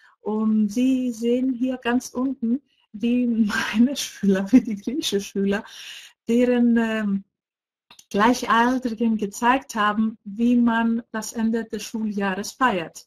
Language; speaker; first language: German; non-native, fluent; Greek